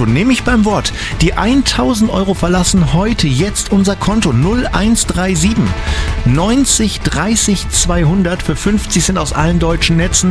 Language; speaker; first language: German; native; German